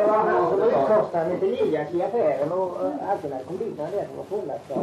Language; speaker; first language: Swedish; native; Swedish